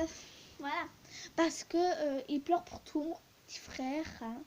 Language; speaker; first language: French; early bilingual, other home language; Turkish